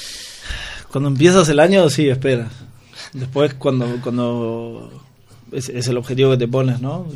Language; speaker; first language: Spanish; native; Spanish